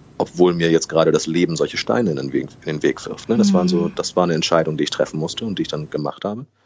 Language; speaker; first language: German; early bilingual, other home language; Portuguese